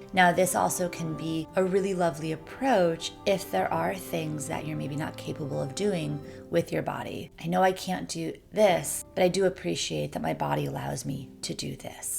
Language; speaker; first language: English; native; English